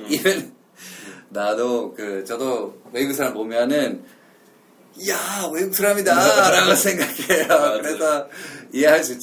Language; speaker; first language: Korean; non-native, learner; English